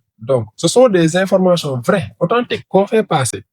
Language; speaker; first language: French; non-native, local second language; Wolof